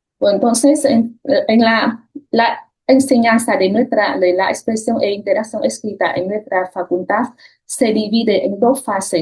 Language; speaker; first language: Spanish; non-native, fluent; Vietnamese